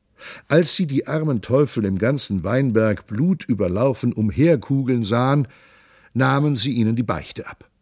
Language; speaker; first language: German; native; German